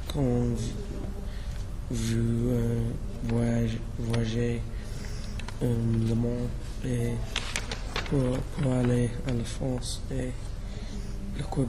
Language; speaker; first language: French; non-native, learner; English